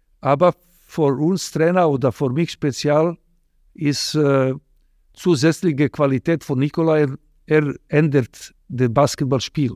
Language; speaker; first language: German; non-native, fluent; Serbian